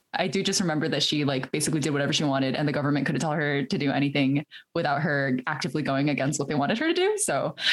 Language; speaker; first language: English; early bilingual, other home language; Chinese